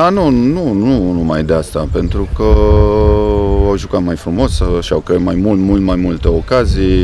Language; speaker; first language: Romanian; non-native, local second language; Hungarian